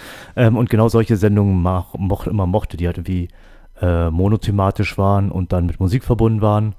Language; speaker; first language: German; native; German